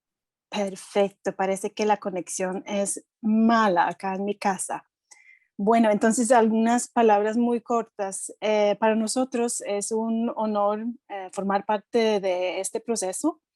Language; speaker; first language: Spanish; non-native, fluent; Swedish